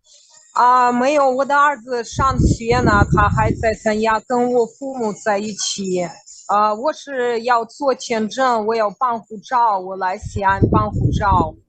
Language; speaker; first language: Chinese; non-native, fluent; Russian